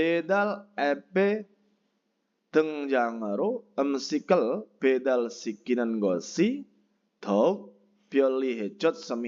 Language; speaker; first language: Korean; non-native, fluent; Indonesian